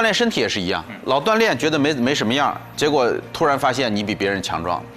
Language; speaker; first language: Chinese; native; Chinese